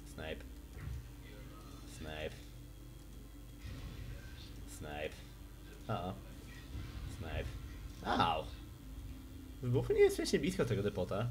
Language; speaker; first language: Polish; native; Polish